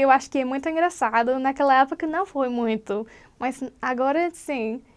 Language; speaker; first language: Portuguese; non-native, learner; English